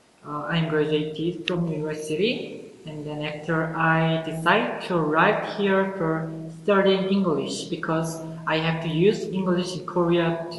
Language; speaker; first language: English; non-native, learner; Korean